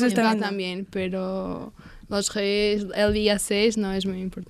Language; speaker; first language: Spanish; non-native, learner; Portuguese